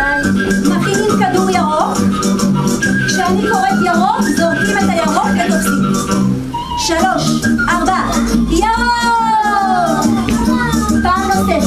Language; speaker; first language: Hebrew; native; Hebrew